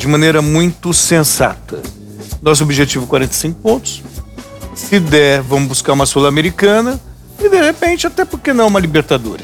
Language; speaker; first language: Portuguese; native; Portuguese